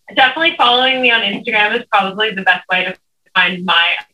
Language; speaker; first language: English; native; English